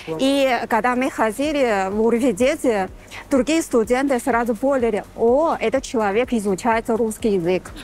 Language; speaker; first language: Russian; non-native, fluent; Chinese